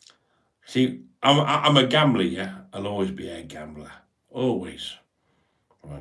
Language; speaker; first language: English; native; English